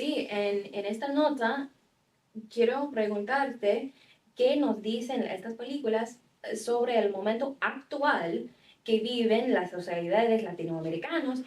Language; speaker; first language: Spanish; non-native, fluent; English